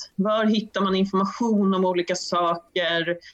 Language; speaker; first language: Swedish; native; Swedish